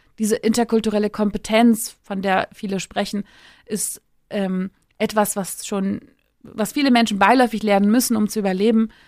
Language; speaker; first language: German; early bilingual, other home language; Turkish